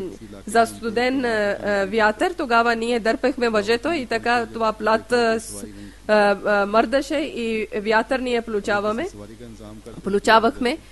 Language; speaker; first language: Bulgarian; non-native, learner; Urdu